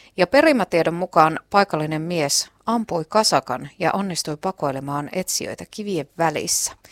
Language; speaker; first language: Finnish; native; Finnish